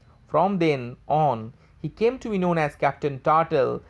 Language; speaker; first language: English; non-native, local second language; Bangla